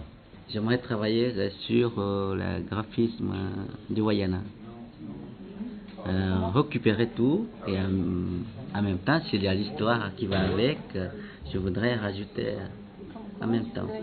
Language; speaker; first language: French; non-native, local second language; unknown